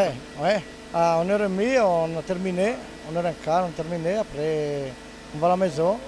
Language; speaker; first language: French; non-native, learner; Italian